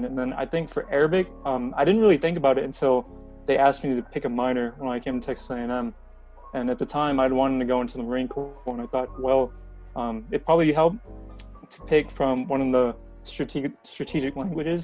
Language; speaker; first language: English; early bilingual, other home language; Korean